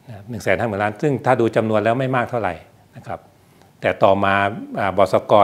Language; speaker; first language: Thai; native; Thai